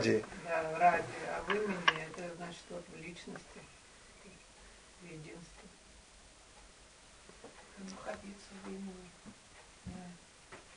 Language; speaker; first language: Russian; native; Russian